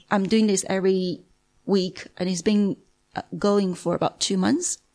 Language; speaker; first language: English; non-native, fluent; Chinese